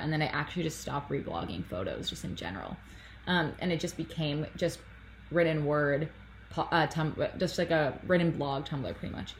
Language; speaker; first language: English; native; English